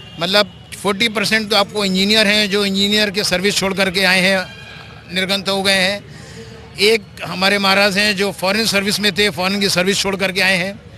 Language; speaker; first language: Hindi; native; Hindi